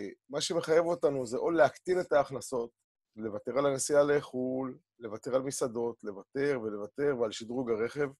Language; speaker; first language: Hebrew; native; Hebrew